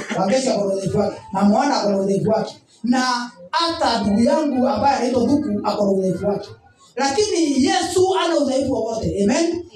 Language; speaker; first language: Swahili; non-native, local second language; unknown